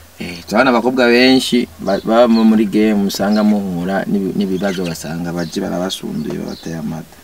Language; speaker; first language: Rundi; native; Rundi